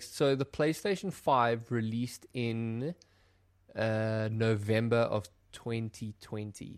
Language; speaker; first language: English; early bilingual, other home language; Lithuanian